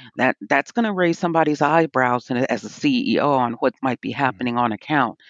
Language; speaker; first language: English; native; English